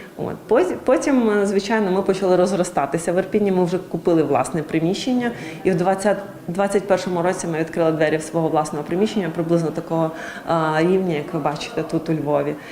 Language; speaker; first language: Ukrainian; native; Ukrainian